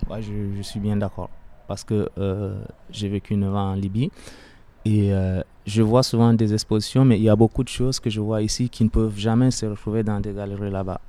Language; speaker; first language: French; non-native, fluent; Arabic